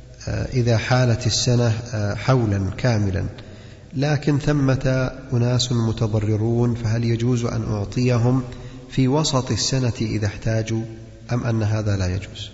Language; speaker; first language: Arabic; native; Arabic